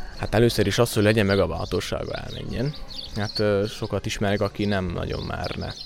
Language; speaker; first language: Hungarian; native; Hungarian